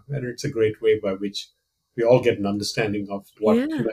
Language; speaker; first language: English; non-native, local second language; Malayalam